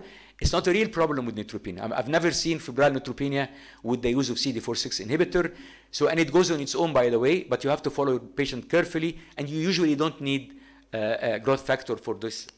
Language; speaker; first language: English; non-native, fluent; Arabic